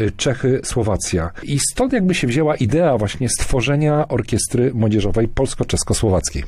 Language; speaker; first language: Polish; native; Polish